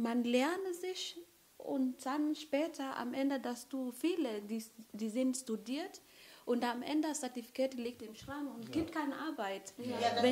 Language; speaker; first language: German; non-native, fluent; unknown